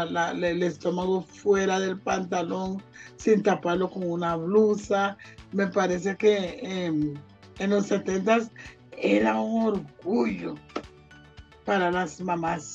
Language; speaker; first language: Spanish; non-native, local second language; Jamaican Creole English